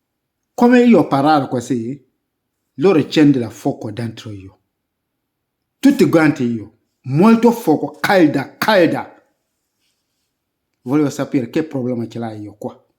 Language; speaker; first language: Italian; non-native, learner; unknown